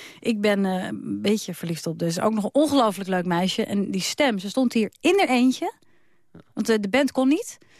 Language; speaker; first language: Dutch; native; Dutch